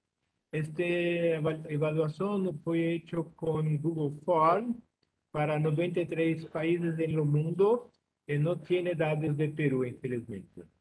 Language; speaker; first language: Spanish; non-native, learner; Portuguese